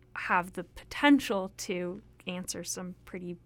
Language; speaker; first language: English; native; English